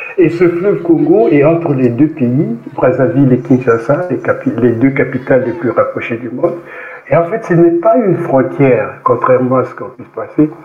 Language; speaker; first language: French; non-native, local second language; Kongo